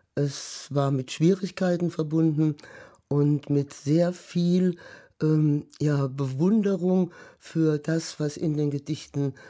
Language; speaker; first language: German; native; German